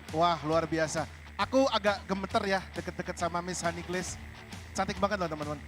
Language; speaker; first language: Indonesian; native; Indonesian